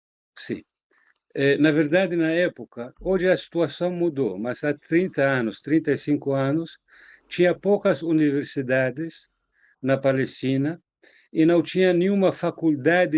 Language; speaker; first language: Portuguese; non-native, fluent; Arabic